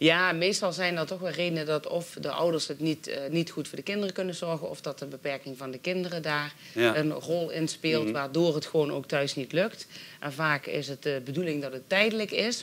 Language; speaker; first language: Dutch; native; Dutch